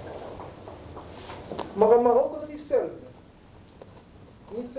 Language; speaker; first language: Dutch; non-native, learner; Arabic